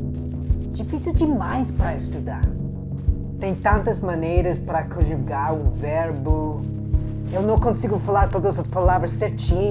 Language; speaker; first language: Portuguese; non-native, fluent; English